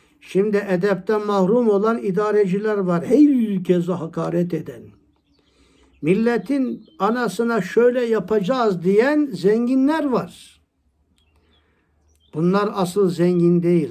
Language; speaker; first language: Turkish; native; Turkish